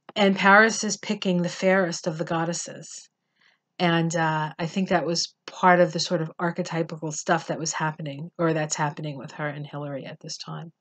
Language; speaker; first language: English; native; English